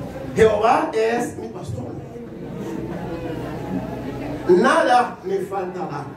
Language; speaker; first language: Spanish; non-native, learner; Haitian Creole